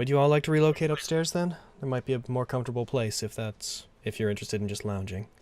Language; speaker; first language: English; native; English